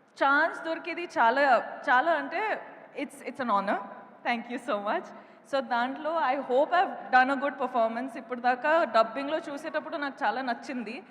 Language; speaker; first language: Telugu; non-native, local second language; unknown